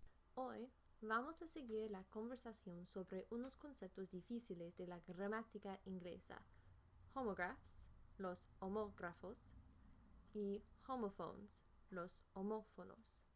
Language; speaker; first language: Spanish; non-native, fluent; English